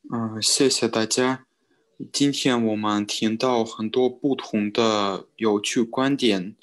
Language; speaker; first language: Chinese; non-native, learner; Russian